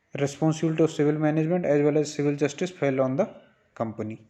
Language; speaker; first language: English; non-native, local second language; Hindi